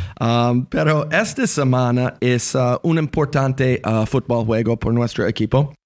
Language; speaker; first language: Spanish; non-native, learner; English